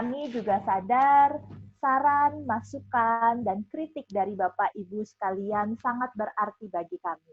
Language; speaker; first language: Indonesian; native; Indonesian